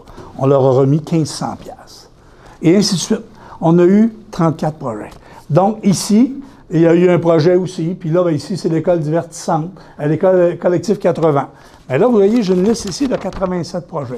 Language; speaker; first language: French; native; French